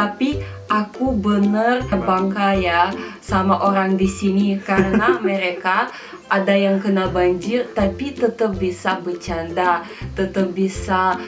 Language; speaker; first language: Indonesian; non-native, fluent; Russian